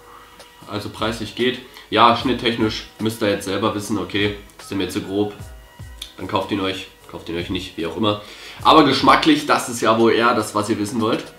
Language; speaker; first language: German; native; German